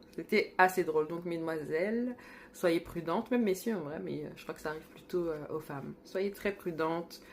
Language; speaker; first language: French; native; French